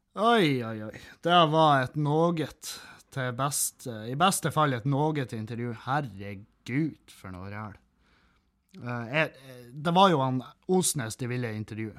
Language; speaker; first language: Norwegian; native; Norwegian